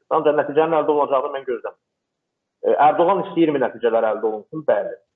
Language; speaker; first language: Azerbaijani; non-native, local second language; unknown